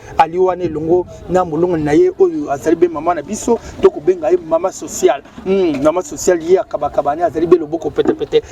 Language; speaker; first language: Lingala; native; Lingala